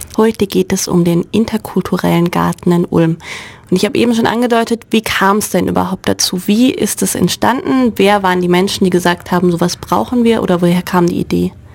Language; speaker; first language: German; native; German